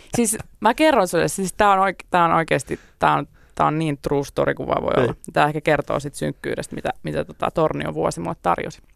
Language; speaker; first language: Finnish; native; Finnish